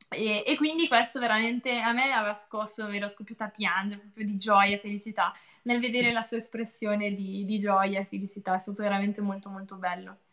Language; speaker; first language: Italian; native; Italian